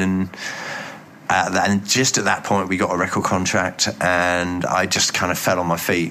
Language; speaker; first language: English; native; English